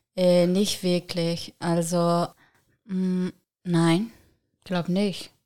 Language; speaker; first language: German; non-native, learner; Spanish